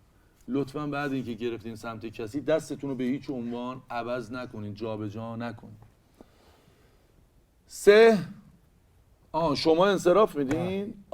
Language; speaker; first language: Persian; native; Persian